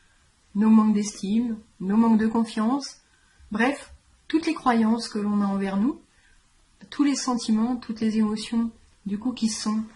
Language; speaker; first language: French; native; French